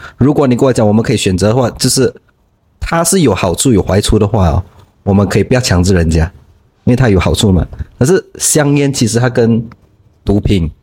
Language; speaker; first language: Chinese; native; Chinese